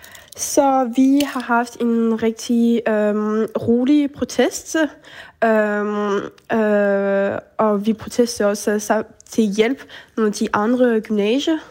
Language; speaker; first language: Danish; early bilingual, heritage; Danish